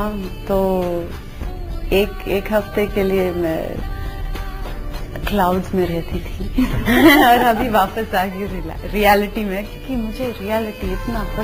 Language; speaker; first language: Hindi; non-native, local second language; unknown